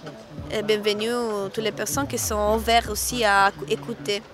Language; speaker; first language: French; non-native, learner; Italian